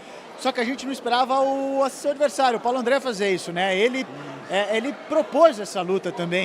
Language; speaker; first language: Portuguese; native; Portuguese